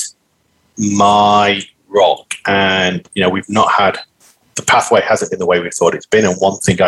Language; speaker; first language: English; native; English